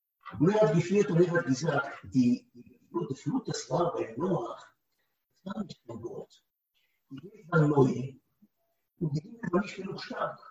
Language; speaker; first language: German; non-native, learner; Hebrew